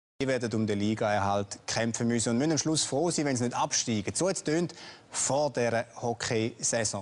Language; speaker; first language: German; native; German